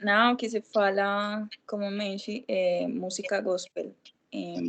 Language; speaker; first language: Portuguese; non-native, learner; Spanish